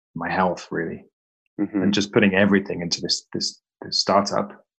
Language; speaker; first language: English; native; English